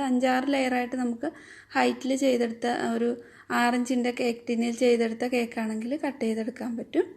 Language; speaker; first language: Malayalam; native; Malayalam